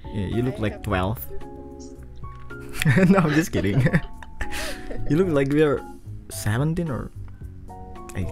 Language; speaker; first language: English; non-native, learner; Indonesian